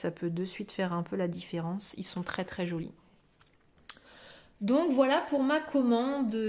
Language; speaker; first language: French; native; French